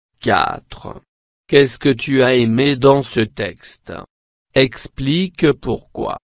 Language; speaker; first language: French; non-native, local second language; Arabic